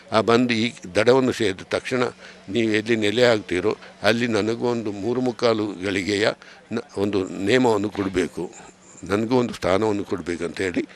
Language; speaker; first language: Kannada; native; Kannada